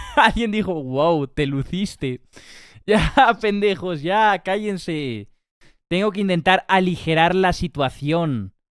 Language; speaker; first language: Spanish; native; Spanish